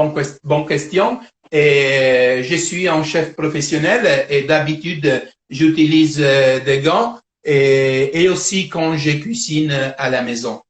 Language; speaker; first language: French; non-native, fluent; Italian